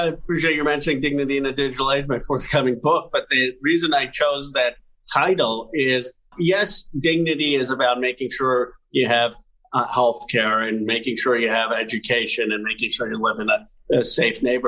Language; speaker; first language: English; native; English